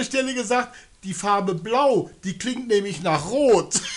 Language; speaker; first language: German; native; German